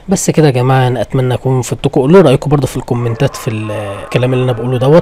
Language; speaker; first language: Arabic; native; Arabic